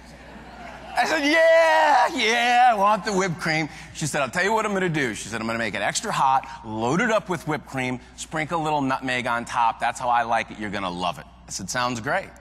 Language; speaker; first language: English; native; English